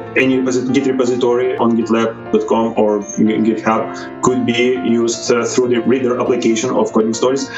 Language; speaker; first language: English; non-native, fluent; Ukrainian